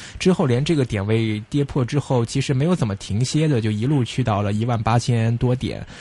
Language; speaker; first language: Chinese; non-native, local second language; Cantonese